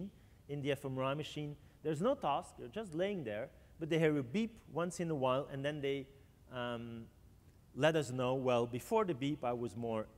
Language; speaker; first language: English; non-native, fluent; French